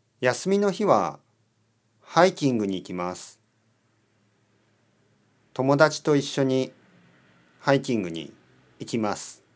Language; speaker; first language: Japanese; non-native, learner; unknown